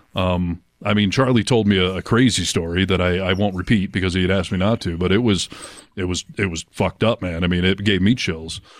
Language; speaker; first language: English; native; English